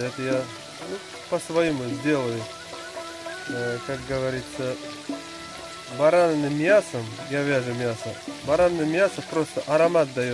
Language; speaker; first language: Russian; non-native, learner; Uzbek